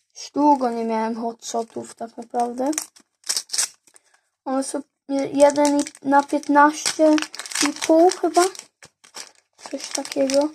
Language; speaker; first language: Polish; early bilingual, heritage; Polish